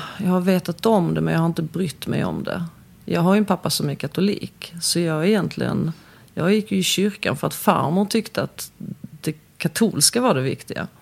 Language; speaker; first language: Swedish; early bilingual, other home language; Polish